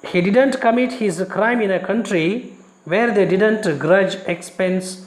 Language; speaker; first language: English; non-native, local second language; Kannada